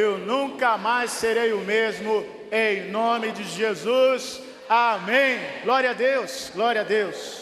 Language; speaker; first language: Portuguese; native; Portuguese